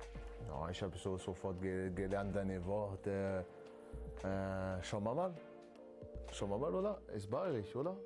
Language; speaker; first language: German; non-native, learner; French